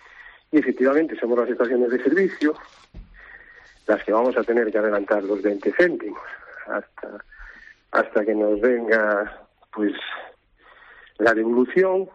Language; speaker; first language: Spanish; native; Spanish